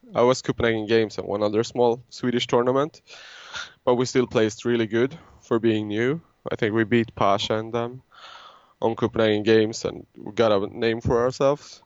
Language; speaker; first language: English; non-native, fluent; Swedish